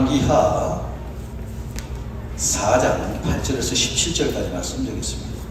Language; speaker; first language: Korean; native; Korean